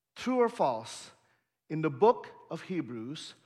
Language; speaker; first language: English; early bilingual, other home language; Indonesian